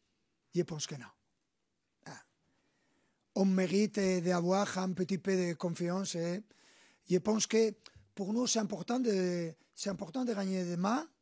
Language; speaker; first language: French; non-native, fluent; Spanish